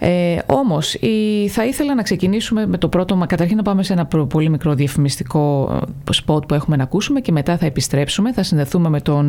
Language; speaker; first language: Greek; native; Greek